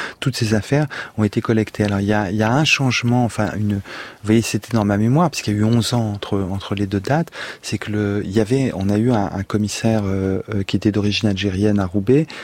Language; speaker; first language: French; native; French